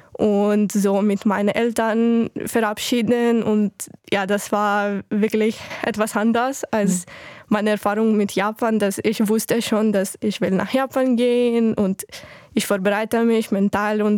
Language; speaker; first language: German; non-native, fluent; Ukrainian